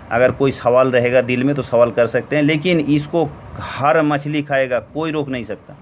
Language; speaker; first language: Hindi; non-native, local second language; Bangla